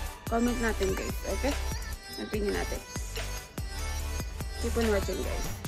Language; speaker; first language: English; non-native, local second language; Filipino